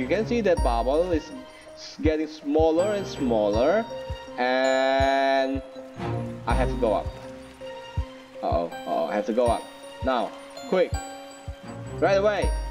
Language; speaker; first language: English; non-native, fluent; Indonesian